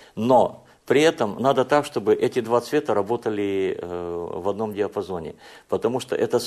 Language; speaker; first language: Russian; non-native, local second language; Hungarian